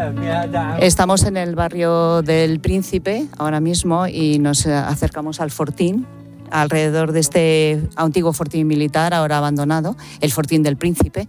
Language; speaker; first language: Spanish; native; Spanish